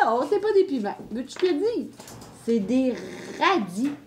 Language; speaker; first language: French; native; French